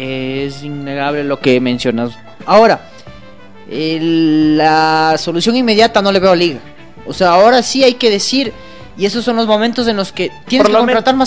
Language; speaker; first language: Spanish; native; Spanish